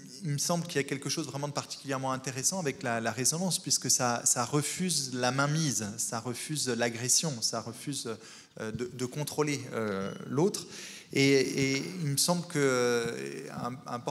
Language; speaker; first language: French; native; French